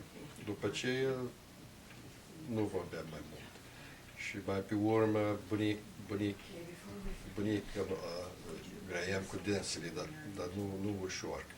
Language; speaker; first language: Romanian; early bilingual, heritage; Romanian